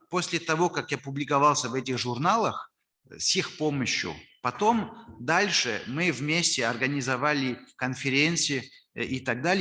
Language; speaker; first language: Russian; non-native, fluent; French